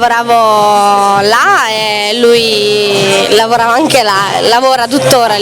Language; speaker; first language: Italian; native; Italian